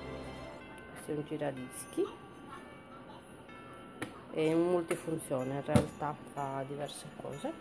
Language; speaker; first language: Italian; native; Italian